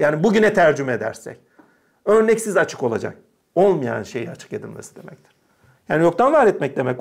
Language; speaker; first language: Turkish; native; Turkish